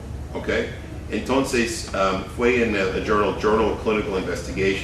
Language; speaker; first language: Spanish; non-native, fluent; English